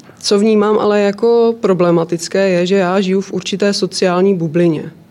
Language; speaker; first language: Czech; native; Czech